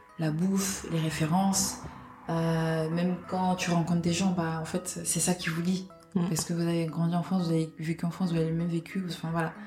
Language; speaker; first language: French; early bilingual, other home language; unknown